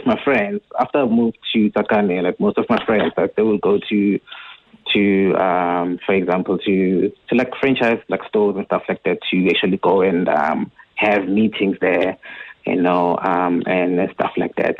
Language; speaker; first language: English; non-native, local second language; Zulu